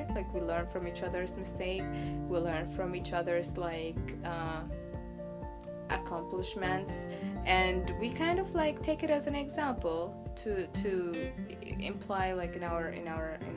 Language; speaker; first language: English; non-native, fluent; Tigrinya